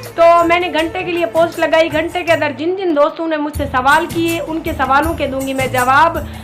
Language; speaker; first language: Urdu; native; Urdu